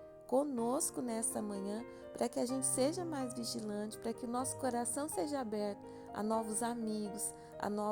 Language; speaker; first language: Portuguese; native; Portuguese